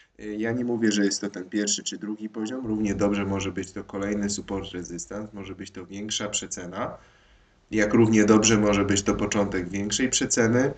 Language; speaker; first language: Polish; native; Polish